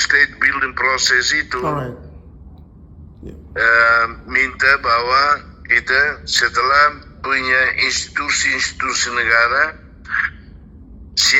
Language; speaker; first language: Indonesian; non-native, fluent; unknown